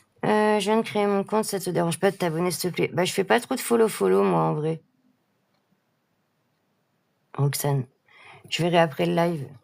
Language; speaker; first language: French; native; French